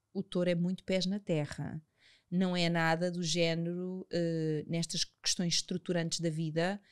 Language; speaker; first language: Portuguese; native; Portuguese